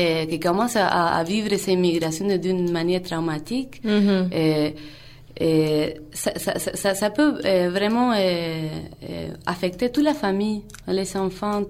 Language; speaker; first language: French; non-native, fluent; Spanish